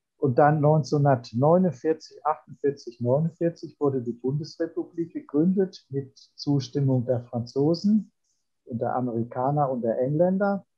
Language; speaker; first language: German; native; German